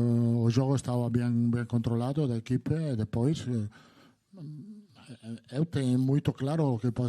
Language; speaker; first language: Portuguese; non-native, learner; Italian